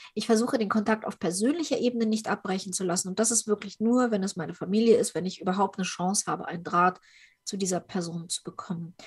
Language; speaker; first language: German; early bilingual, other home language; Ukrainian